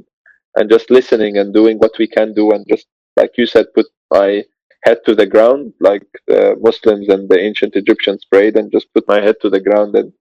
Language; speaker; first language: English; non-native, fluent; Arabic